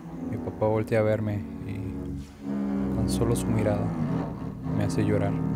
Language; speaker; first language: Spanish; early bilingual, other home language; English